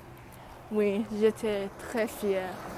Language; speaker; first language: French; non-native, learner; English